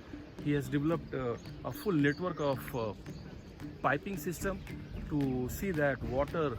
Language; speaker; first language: English; non-native, local second language; Hindi